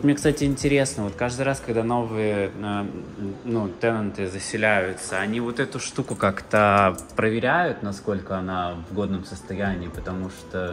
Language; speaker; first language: Russian; native; Russian